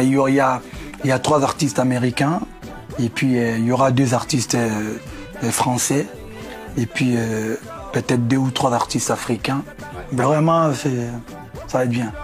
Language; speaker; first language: French; non-native, local second language; Lingala